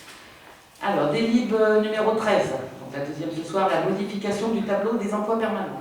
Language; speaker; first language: French; native; French